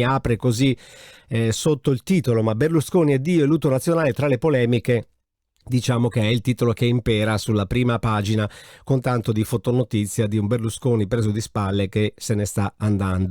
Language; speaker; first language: Italian; native; Italian